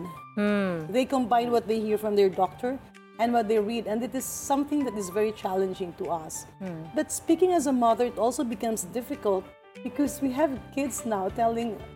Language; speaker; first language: English; non-native, local second language; Hiligaynon